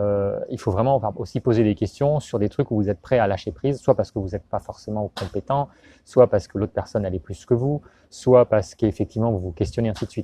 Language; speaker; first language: French; native; French